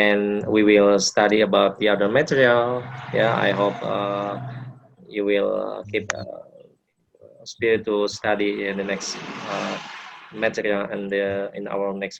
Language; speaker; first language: English; non-native, local second language; Indonesian